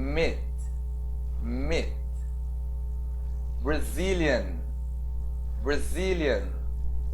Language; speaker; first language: English; non-native, fluent; Portuguese